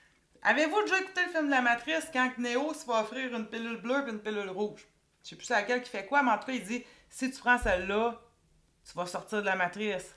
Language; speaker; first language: French; native; French